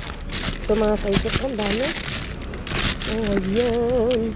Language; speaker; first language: Spanish; non-native, learner; Filipino